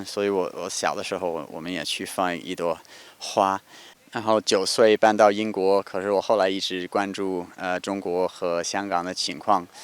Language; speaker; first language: Chinese; non-native, fluent; English